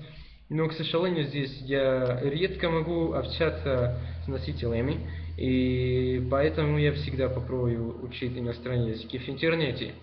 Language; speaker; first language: Russian; non-native, learner; Spanish